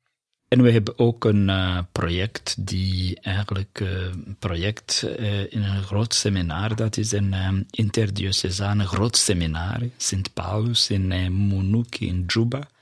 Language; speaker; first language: Dutch; non-native, fluent; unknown